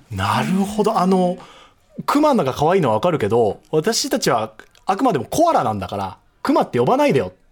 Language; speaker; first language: Japanese; native; Japanese